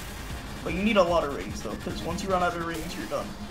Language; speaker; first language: English; native; English